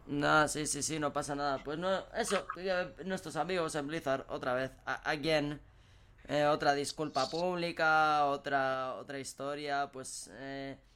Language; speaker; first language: Spanish; native; Spanish